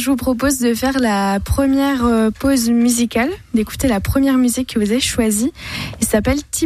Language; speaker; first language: French; native; French